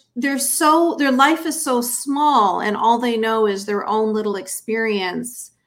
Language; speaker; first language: English; native; English